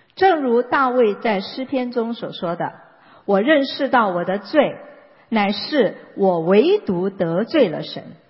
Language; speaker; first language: Chinese; native; Chinese